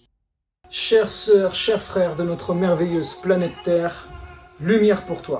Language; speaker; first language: French; native; French